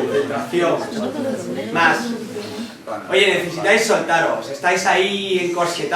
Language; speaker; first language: Spanish; native; Spanish